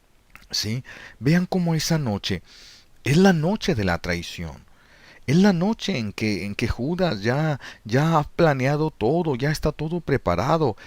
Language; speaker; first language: Spanish; native; Spanish